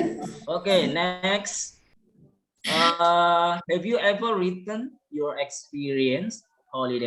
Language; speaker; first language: English; non-native, learner; Indonesian